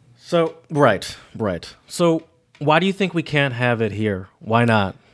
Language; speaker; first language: English; native; English